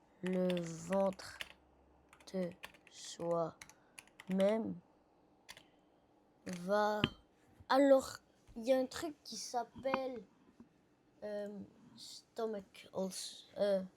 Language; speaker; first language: French; non-native, learner; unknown